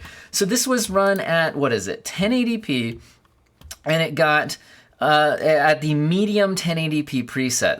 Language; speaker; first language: English; native; English